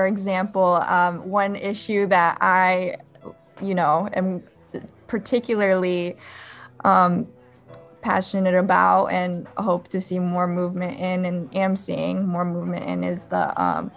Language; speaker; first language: English; early bilingual, other home language; Arabic